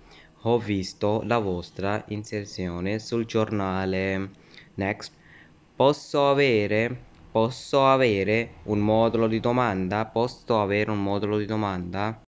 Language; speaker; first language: Italian; non-native, learner; Urdu